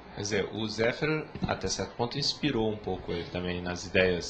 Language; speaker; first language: Portuguese; native; Portuguese